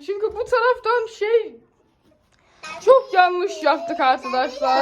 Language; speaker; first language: Turkish; early bilingual, heritage; Turkish